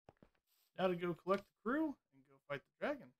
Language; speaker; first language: English; native; English